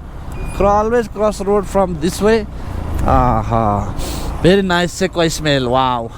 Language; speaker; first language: English; non-native, learner; Nepali